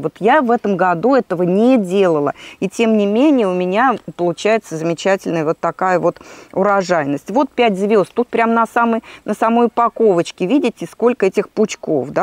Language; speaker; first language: Russian; native; Russian